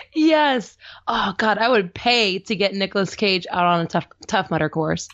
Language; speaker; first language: English; native; English